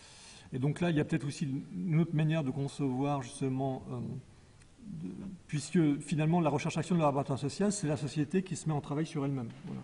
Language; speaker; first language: French; native; French